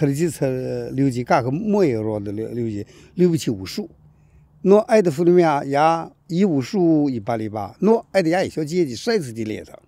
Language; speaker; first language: Russian; non-native, learner; Chinese